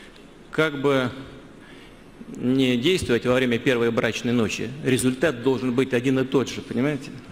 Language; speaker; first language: Russian; native; Russian